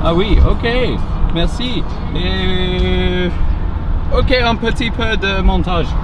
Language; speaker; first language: French; non-native, learner; English